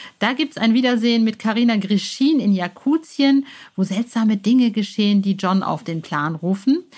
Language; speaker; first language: German; native; German